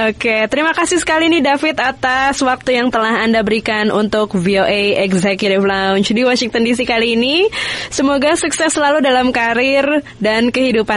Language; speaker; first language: Indonesian; native; Indonesian